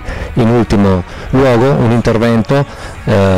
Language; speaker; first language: Italian; native; Italian